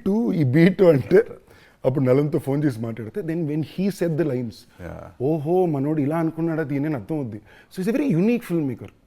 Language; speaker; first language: Telugu; native; Telugu